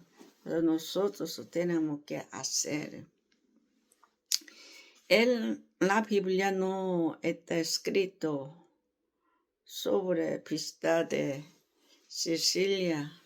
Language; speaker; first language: Spanish; non-native, learner; Korean